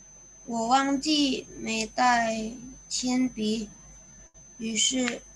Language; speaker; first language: Chinese; non-native, learner; Indonesian